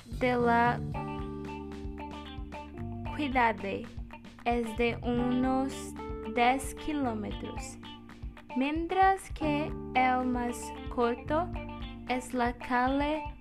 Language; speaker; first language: Spanish; non-native, learner; Portuguese